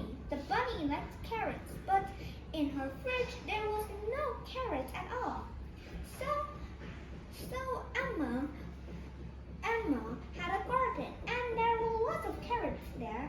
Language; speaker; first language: English; non-native, fluent; Vietnamese